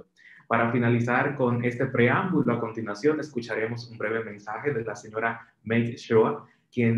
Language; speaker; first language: Spanish; native; Spanish